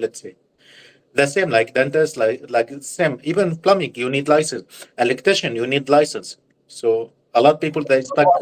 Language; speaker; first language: English; non-native, learner; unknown